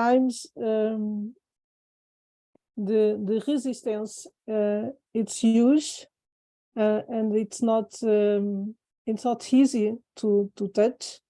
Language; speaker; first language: English; non-native, fluent; Portuguese